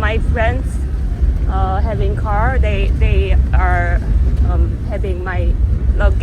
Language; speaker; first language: English; non-native, learner; Korean